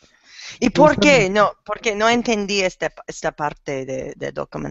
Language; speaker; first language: Spanish; non-native, learner; English